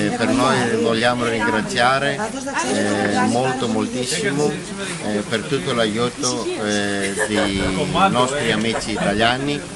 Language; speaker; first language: Italian; non-native, learner; Greek